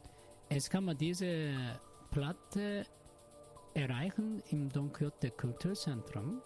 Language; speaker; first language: German; non-native, learner; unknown